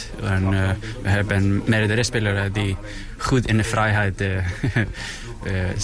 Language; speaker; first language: Dutch; non-native, learner; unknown